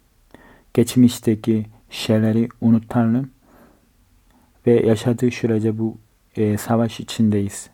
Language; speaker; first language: Turkish; non-native, fluent; Korean